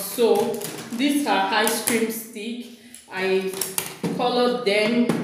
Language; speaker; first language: English; non-native, local second language; Igbo